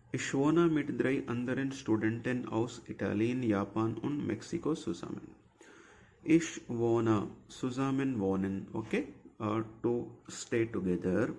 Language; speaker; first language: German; non-native, fluent; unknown